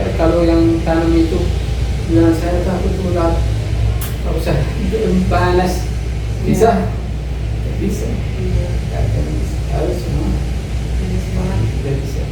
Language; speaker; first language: Indonesian; non-native, learner; Arabic